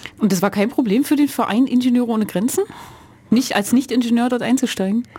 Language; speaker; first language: German; native; German